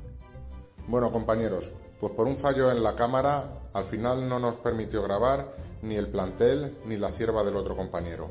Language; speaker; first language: Spanish; native; Spanish